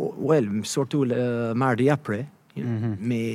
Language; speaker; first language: French; non-native, fluent; English